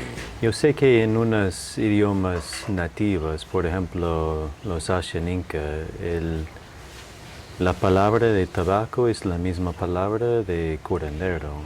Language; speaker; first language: Spanish; non-native, fluent; English